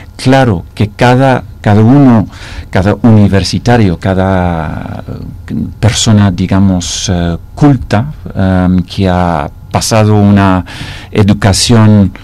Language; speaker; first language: Spanish; non-native, fluent; English